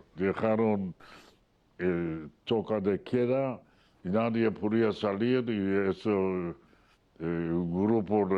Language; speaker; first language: Spanish; non-native, fluent; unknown